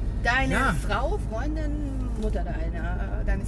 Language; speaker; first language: German; early bilingual, other home language; Bosnian